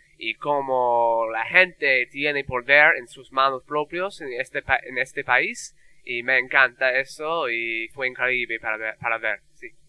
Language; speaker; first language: Spanish; non-native, learner; English